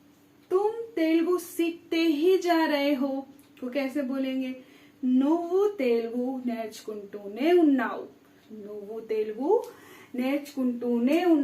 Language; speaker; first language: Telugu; non-native, fluent; Hindi